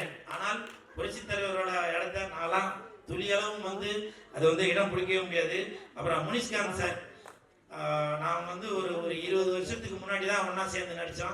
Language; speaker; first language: Tamil; native; Tamil